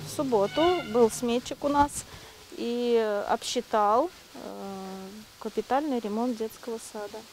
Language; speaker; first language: Russian; native; Russian